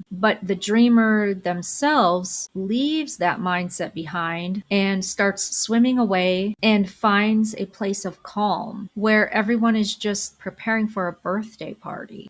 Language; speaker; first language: English; native; English